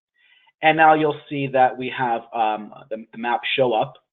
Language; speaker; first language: English; native; English